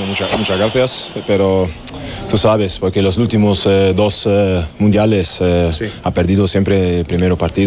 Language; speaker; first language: Spanish; non-native, fluent; German